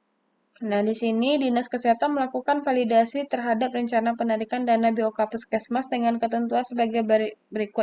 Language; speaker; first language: Indonesian; native; Indonesian